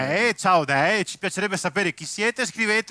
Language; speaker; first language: Italian; native; Italian